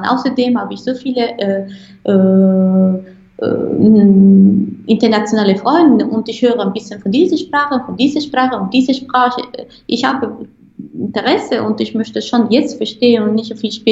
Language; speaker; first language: German; non-native, fluent; Italian